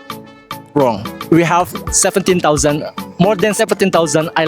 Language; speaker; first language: English; non-native, fluent; Indonesian